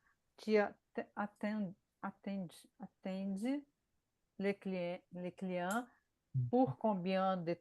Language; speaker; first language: French; non-native, learner; Portuguese